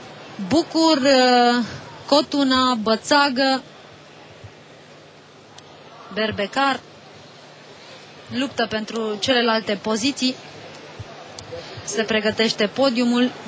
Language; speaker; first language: Romanian; native; Romanian